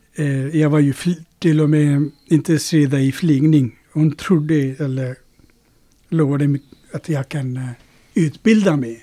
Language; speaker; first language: Swedish; non-native, fluent; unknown